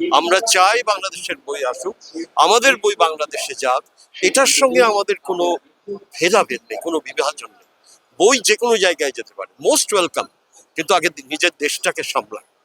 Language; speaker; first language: Bangla; native; Bangla